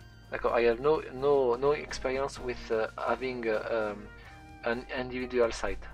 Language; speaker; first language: English; non-native, fluent; French